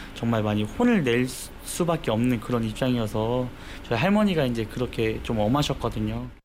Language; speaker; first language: Korean; native; Korean